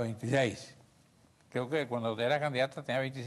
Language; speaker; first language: Spanish; native; Spanish